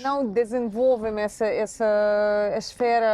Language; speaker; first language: Portuguese; non-native, fluent; Russian